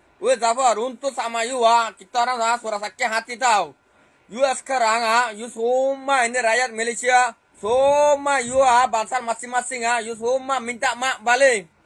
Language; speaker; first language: Malay; non-native, fluent; Rohingya